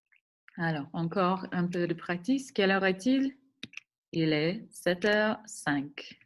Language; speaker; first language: French; non-native, fluent; English